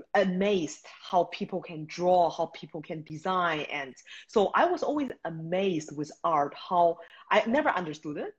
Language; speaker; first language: English; non-native, fluent; Chinese